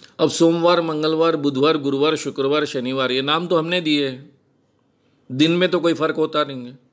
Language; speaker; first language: Hindi; native; Hindi